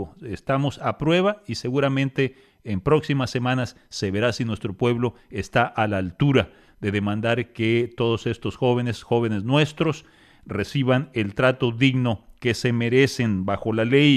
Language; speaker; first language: Spanish; native; Spanish